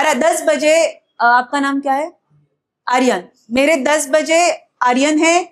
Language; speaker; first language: Hindi; non-native, local second language; Marathi